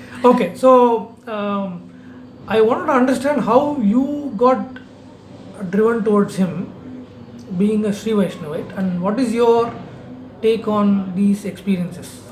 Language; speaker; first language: English; non-native, local second language; Tamil